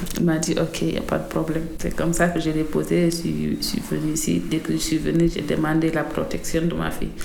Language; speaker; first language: French; non-native, local second language; Fula